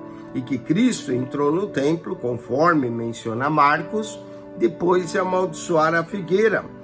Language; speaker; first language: Portuguese; native; Portuguese